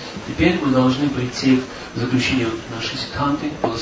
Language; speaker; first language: Russian; native; Russian